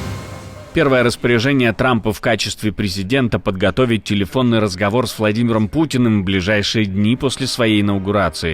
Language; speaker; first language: Russian; native; Russian